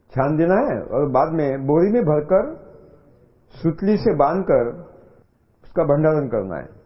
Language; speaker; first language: Hindi; non-native, local second language; Marathi